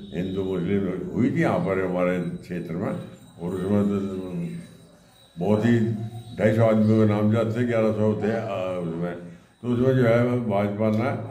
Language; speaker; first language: Hindi; native; Hindi